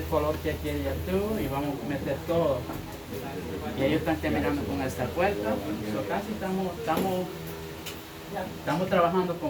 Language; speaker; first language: Spanish; early bilingual, heritage; Spanish